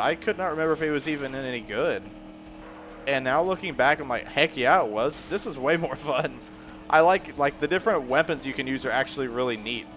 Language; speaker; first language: English; native; English